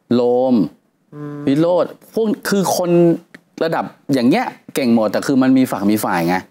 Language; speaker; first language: Thai; native; Thai